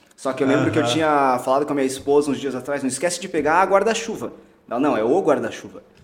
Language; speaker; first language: Portuguese; early bilingual, heritage; Portuguese